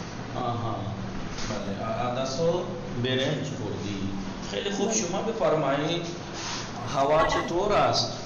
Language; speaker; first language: Persian; non-native, fluent; Urdu